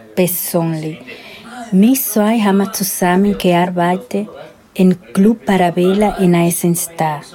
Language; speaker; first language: German; non-native, fluent; Spanish